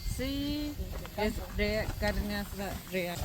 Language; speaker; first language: Spanish; non-native, fluent; Korean